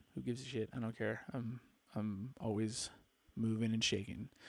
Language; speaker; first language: English; native; English